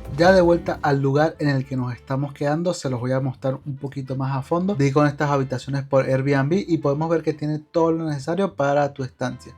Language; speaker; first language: Spanish; native; Spanish